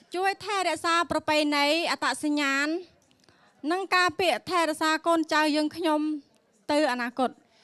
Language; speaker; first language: Khmer; non-native, local second language; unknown